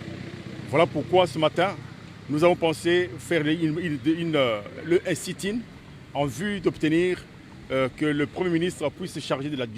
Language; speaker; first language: French; non-native, local second language; Lingala